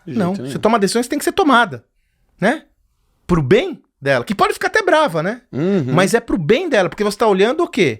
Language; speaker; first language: Portuguese; native; Portuguese